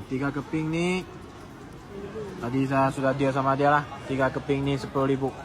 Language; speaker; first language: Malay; non-native, local second language; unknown